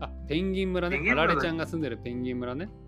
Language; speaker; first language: Japanese; native; Japanese